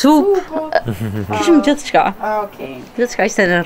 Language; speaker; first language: Albanian; early bilingual, heritage; Albanian